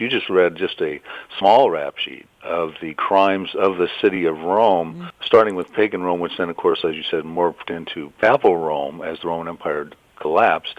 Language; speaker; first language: English; native; English